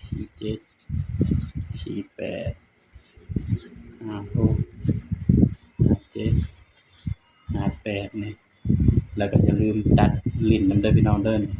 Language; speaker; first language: Thai; non-native, local second language; Northeastern Thai